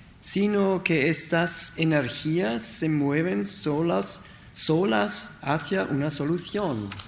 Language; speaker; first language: Spanish; non-native, learner; German